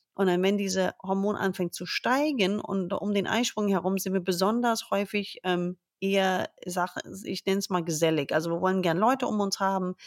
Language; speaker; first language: German; non-native, fluent; English